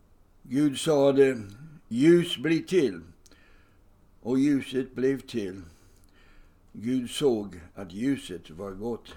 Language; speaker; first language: Swedish; non-native, fluent; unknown